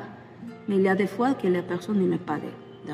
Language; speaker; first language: French; non-native, learner; Spanish